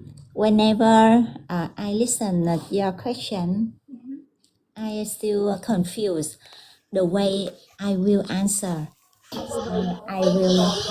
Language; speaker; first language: English; non-native, learner; Vietnamese